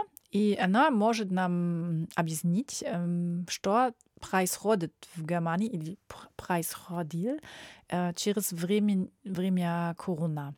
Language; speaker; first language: Russian; non-native, learner; German